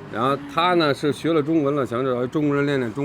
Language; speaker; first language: Chinese; native; Chinese